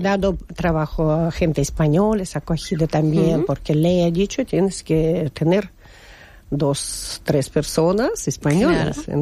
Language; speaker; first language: Spanish; non-native, learner; Russian